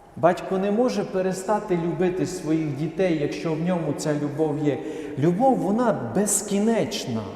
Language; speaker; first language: Ukrainian; native; Ukrainian